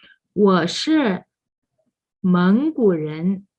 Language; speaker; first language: Chinese; non-native, fluent; Mongolian